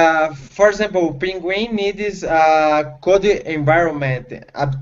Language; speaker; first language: English; non-native, learner; Spanish